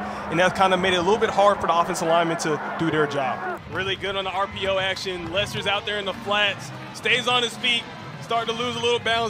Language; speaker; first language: English; native; English